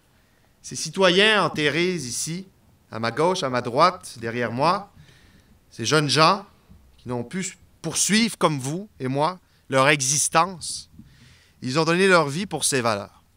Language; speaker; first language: French; native; French